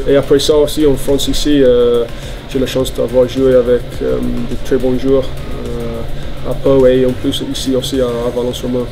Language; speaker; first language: French; non-native, fluent; English